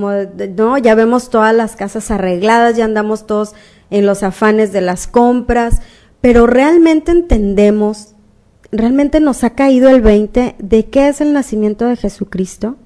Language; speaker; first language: Spanish; native; Spanish